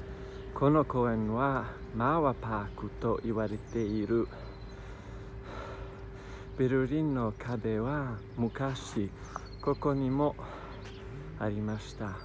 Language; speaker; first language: Japanese; non-native, learner; Italian